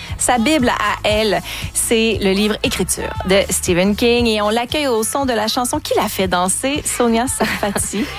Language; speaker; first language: French; native; French